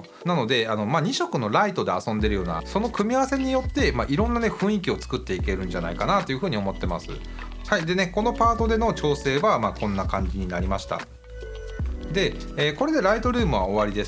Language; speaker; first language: Japanese; native; Japanese